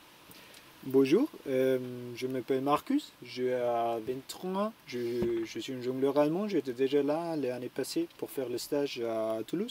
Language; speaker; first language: French; non-native, learner; German